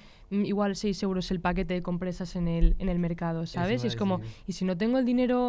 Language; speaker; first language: Spanish; native; Spanish